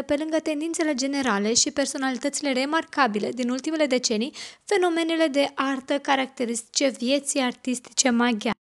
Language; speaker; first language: Romanian; native; Romanian